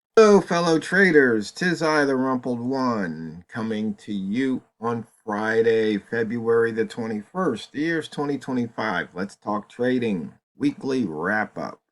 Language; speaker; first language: English; native; English